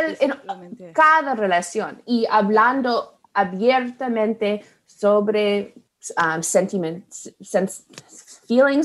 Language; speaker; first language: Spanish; non-native, learner; English